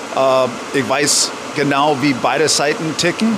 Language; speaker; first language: German; non-native, fluent; English